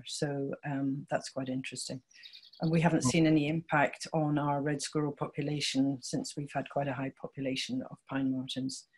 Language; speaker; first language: English; native; English